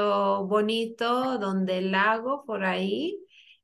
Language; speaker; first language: Spanish; non-native, fluent; Lithuanian